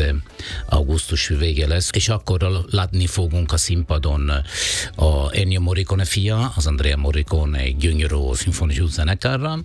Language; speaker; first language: Hungarian; non-native, fluent; Italian